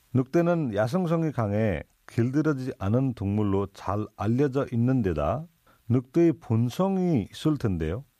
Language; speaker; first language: Korean; non-native, fluent; Nepali